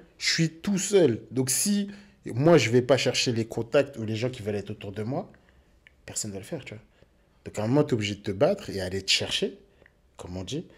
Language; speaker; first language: French; early bilingual, other home language; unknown